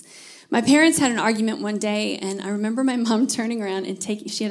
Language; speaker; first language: English; native; English